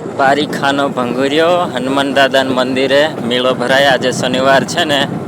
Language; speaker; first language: Gujarati; non-native, local second language; Rathawi